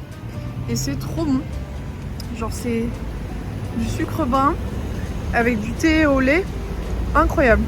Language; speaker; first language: French; native; French